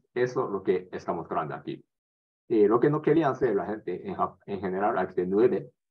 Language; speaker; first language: Spanish; non-native, learner; Japanese